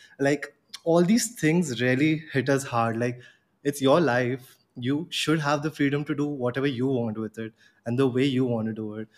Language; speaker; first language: English; non-native, local second language; Gujarati